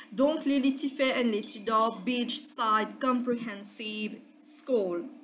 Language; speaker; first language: French; non-native, local second language; Morisyen